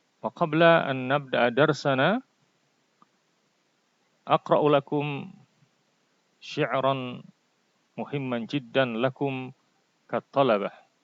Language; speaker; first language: Arabic; non-native, fluent; Indonesian